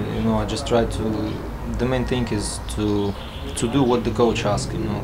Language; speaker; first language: English; non-native, learner; Latvian